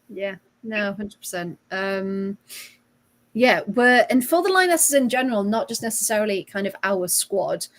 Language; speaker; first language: English; native; English